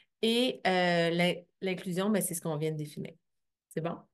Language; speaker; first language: French; native; French